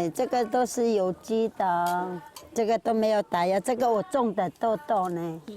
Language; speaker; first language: Chinese; non-native, local second language; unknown